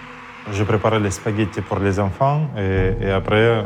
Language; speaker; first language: French; non-native, learner; Russian